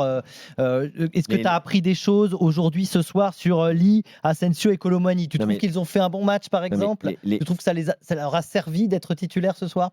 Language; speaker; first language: French; native; French